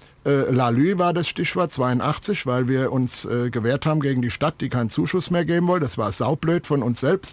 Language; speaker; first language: German; native; German